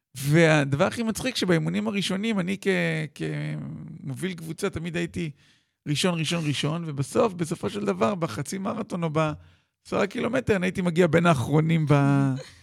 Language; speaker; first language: Hebrew; native; Hebrew